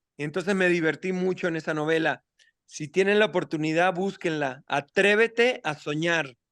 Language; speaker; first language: Spanish; native; Spanish